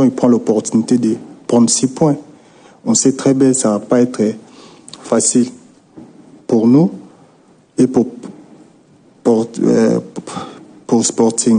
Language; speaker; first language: French; non-native, local second language; Lingala